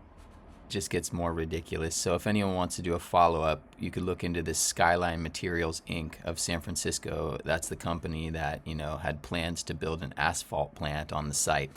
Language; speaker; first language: English; native; English